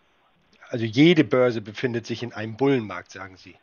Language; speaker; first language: German; native; German